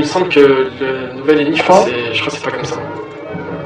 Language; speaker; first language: French; native; French